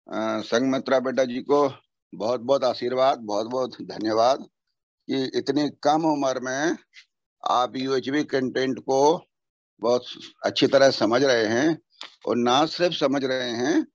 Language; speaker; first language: Hindi; native; Hindi